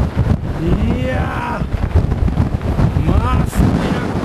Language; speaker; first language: Japanese; native; Japanese